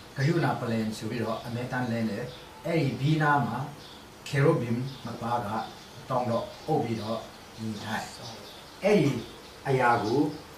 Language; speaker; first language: Burmese; non-native, local second language; Tedim Chin